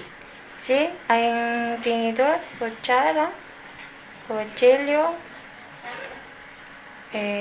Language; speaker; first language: Spanish; non-native, learner; Filipino